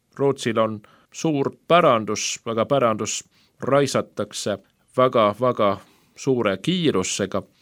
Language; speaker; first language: Estonian; non-native, fluent; Swedish